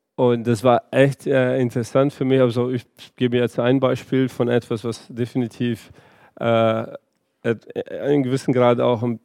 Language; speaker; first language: German; early bilingual, heritage; Portuguese